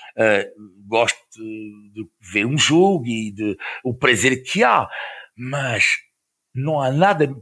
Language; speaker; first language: Portuguese; non-native, fluent; French